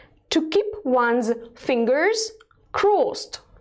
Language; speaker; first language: English; non-native, fluent; Russian